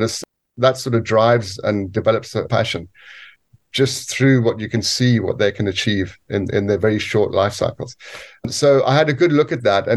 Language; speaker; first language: English; native; English